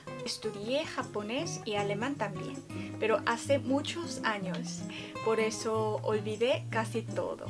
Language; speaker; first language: Spanish; non-native, fluent; Korean